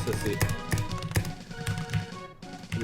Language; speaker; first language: French; native; French